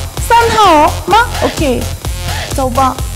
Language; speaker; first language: Chinese; non-native, learner; Korean